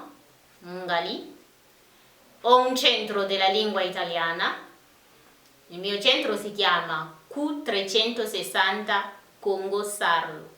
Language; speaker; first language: Italian; non-native, fluent; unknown